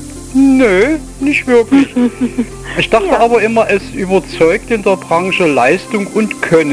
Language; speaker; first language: German; native; German